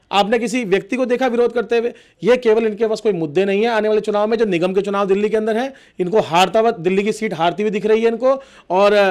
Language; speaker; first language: Hindi; native; Hindi